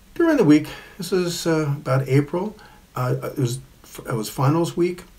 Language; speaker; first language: English; native; English